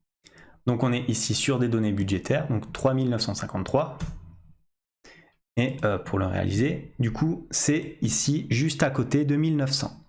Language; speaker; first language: French; native; French